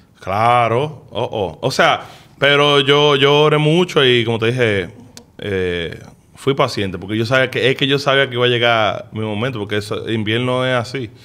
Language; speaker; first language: Spanish; early bilingual, heritage; Spanish